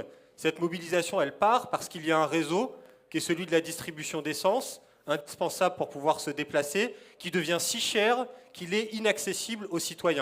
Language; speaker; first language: French; native; French